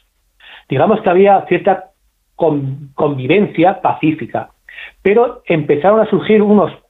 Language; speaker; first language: Spanish; native; Spanish